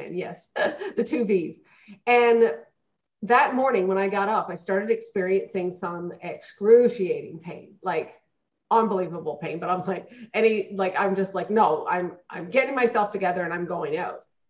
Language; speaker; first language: English; native; English